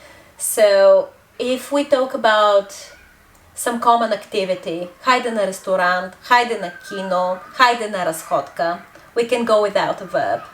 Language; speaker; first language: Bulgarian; non-native, fluent; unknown